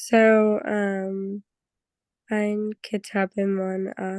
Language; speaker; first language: Persian; non-native, learner; English